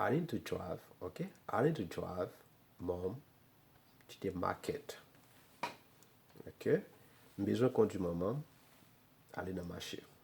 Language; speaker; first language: English; non-native, learner; Haitian Creole